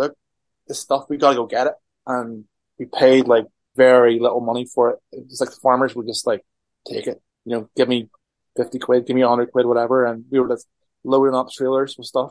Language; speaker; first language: English; native; English